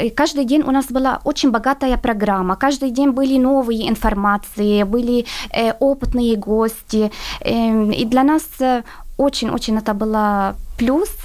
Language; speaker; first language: Russian; non-native, fluent; Arabic